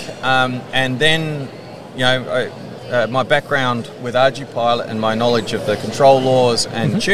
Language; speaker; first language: English; native; English